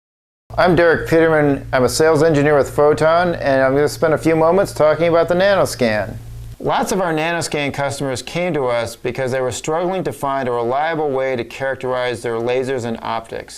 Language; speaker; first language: English; native; English